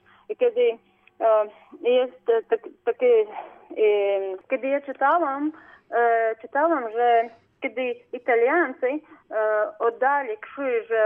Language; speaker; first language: Polish; non-native, learner; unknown